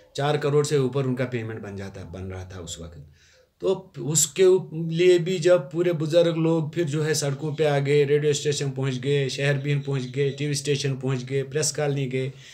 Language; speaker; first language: Hindi; non-native, local second language; Kashmiri